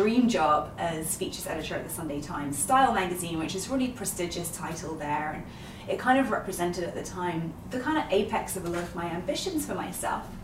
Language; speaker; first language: English; native; English